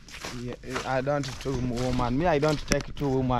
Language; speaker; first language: English; non-native, learner; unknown